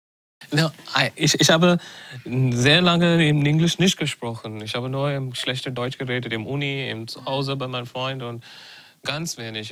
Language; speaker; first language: German; non-native, learner; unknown